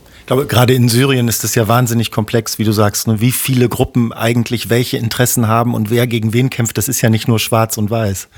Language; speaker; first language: German; native; German